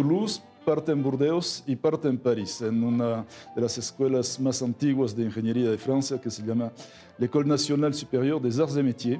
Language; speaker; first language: Spanish; non-native, fluent; French